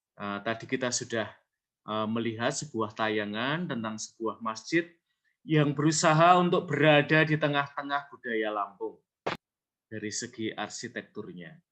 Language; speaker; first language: Indonesian; native; Indonesian